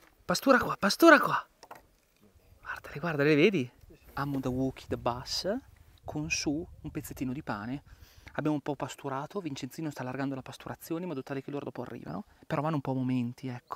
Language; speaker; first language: Italian; native; Italian